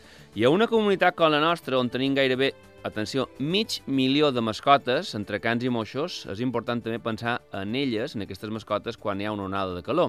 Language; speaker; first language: Catalan; native; Catalan